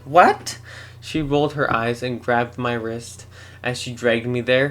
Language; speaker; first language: English; native; English